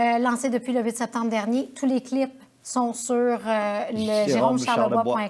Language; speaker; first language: French; native; French